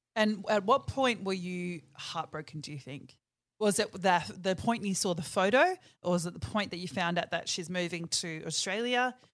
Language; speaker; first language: English; native; English